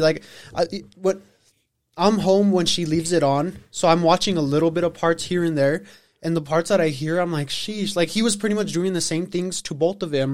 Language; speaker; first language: English; native; English